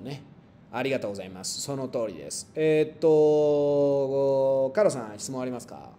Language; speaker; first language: Japanese; non-native, fluent; Spanish